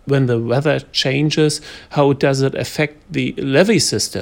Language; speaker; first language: English; non-native, fluent; German